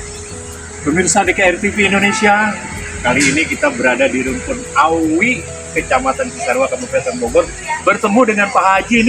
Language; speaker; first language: Indonesian; native; Indonesian